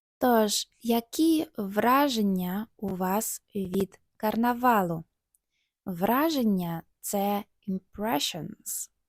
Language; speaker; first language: Ukrainian; native; Ukrainian